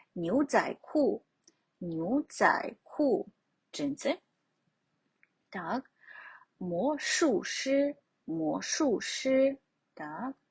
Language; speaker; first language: Chinese; non-native, fluent; Ukrainian